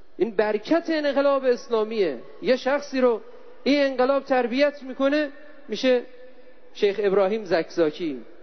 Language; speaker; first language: Persian; native; Persian